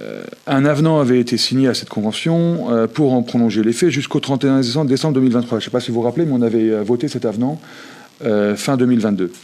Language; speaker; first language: French; native; French